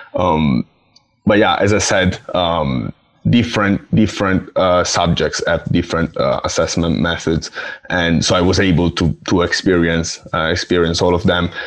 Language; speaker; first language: English; non-native, fluent; Italian